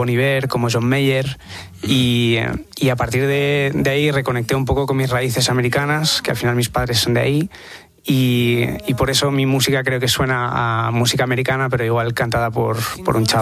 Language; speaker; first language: Spanish; early bilingual, other home language; English